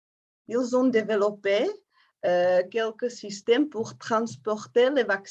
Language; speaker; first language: French; non-native, fluent; Czech